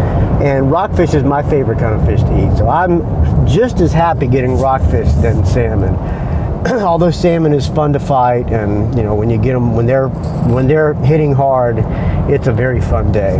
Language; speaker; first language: English; native; English